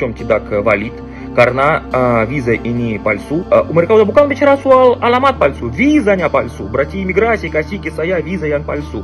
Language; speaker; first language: Indonesian; non-native, fluent; Russian